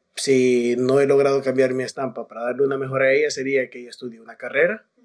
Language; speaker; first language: Spanish; native; Spanish